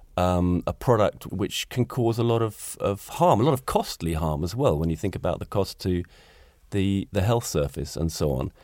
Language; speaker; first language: English; native; English